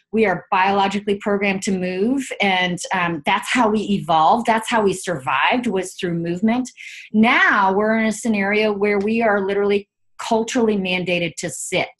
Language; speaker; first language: English; native; English